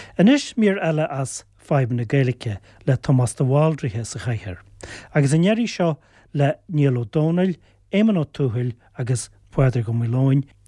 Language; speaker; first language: Irish; native; Irish